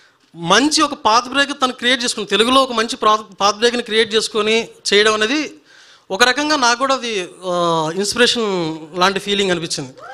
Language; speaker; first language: Telugu; native; Telugu